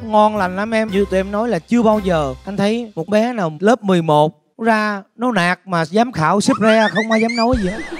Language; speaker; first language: Vietnamese; native; Vietnamese